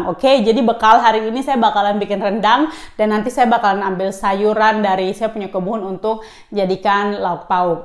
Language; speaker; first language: Indonesian; native; Indonesian